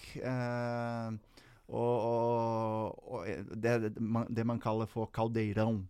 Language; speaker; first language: Norwegian; non-native, fluent; Portuguese